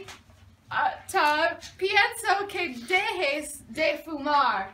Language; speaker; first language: Spanish; non-native, learner; English